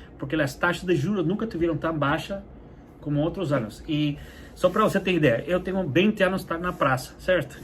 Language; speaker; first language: Portuguese; non-native, fluent; English